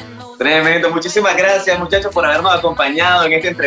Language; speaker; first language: Spanish; native; Spanish